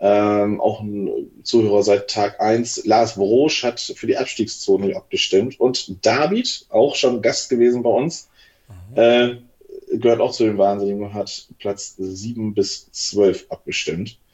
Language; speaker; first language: German; native; German